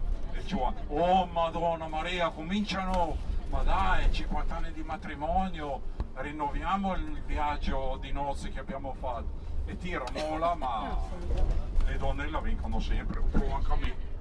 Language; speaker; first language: Italian; native; Italian